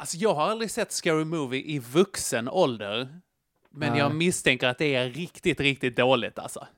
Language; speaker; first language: Swedish; native; Swedish